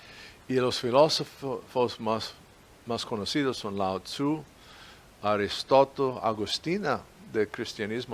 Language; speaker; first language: Spanish; non-native, fluent; English